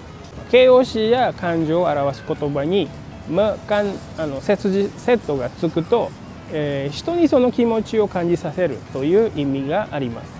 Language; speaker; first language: Japanese; non-native, fluent; Indonesian